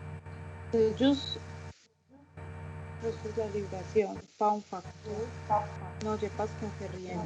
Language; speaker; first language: French; non-native, fluent; Spanish